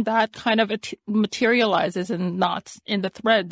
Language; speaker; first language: English; native; English